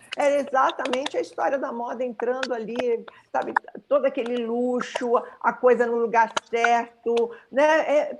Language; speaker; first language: Portuguese; native; Portuguese